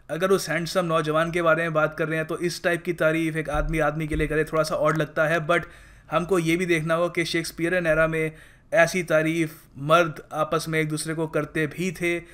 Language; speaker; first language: Hindi; native; Hindi